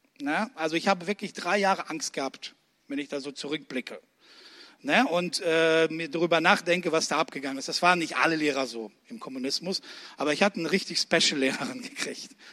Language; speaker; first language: German; early bilingual, other home language; Russian